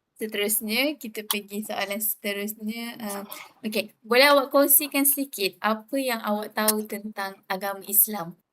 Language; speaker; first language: Malay; native; Malay